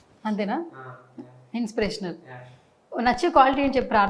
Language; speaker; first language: Telugu; native; Telugu